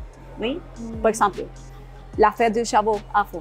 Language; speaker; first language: French; non-native, learner; Spanish